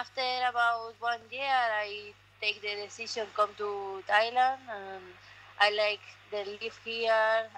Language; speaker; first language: English; non-native, learner; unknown